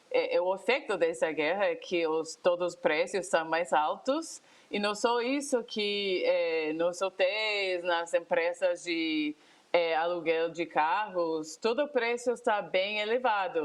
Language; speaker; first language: Portuguese; non-native, fluent; English